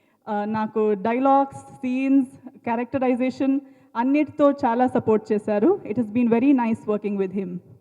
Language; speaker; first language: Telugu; non-native, local second language; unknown